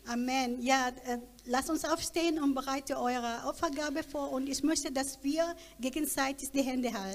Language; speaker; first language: German; non-native, learner; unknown